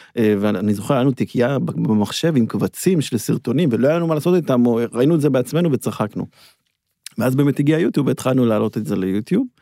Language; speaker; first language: Hebrew; native; Hebrew